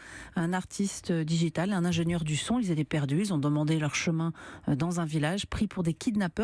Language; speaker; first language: French; native; French